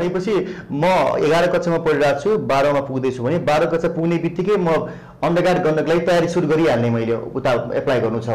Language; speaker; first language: Nepali; native; Nepali